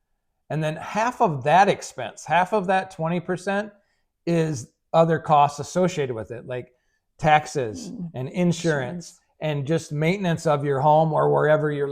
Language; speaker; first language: English; native; English